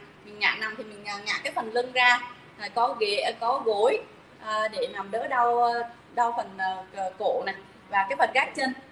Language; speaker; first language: Vietnamese; native; Vietnamese